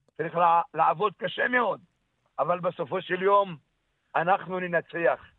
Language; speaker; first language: Hebrew; non-native, local second language; Arabic